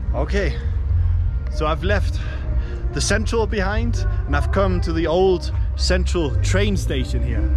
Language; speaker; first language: English; non-native, fluent; Danish